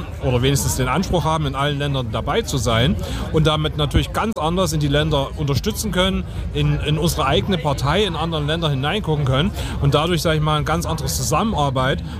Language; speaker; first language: German; native; German